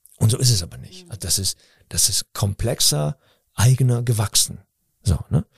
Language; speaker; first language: German; early bilingual, other home language; Turkish